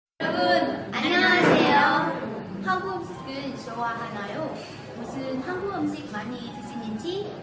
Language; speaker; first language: Korean; non-native, learner; Vietnamese